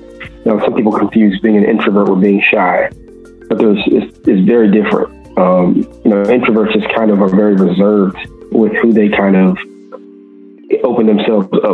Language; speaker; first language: English; native; English